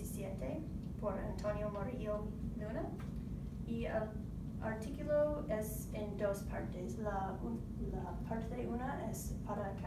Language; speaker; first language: Spanish; non-native, learner; English